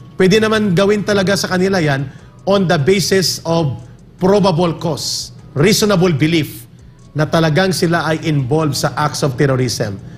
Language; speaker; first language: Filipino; non-native, local second language; Cebuano